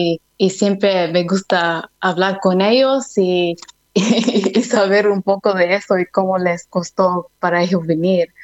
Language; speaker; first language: Spanish; early bilingual, other home language; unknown